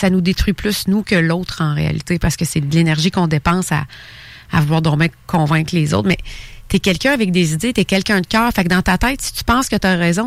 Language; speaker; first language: French; native; French